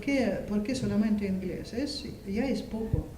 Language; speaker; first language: Spanish; non-native, fluent; Russian